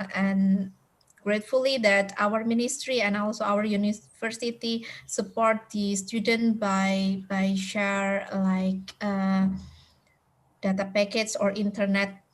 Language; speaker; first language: English; non-native, fluent; Indonesian